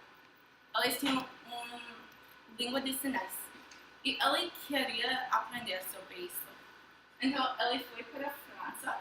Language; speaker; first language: Portuguese; non-native, fluent; English